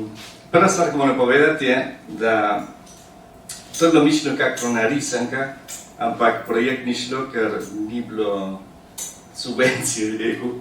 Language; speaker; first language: Slovenian; early bilingual, heritage; Slovenian